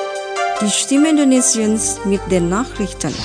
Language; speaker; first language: German; non-native, fluent; Indonesian